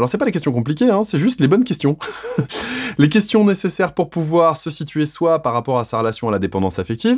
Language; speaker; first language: French; native; French